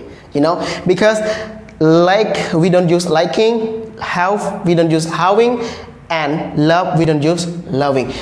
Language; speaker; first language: English; non-native, learner; Khmer